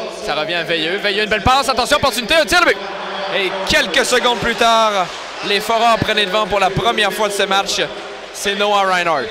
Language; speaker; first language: French; native; French